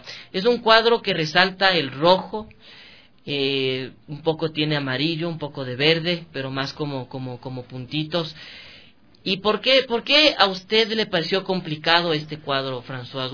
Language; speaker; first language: Spanish; native; Spanish